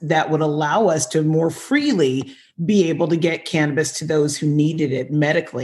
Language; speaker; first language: English; native; English